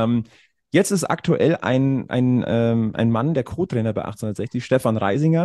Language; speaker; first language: German; native; German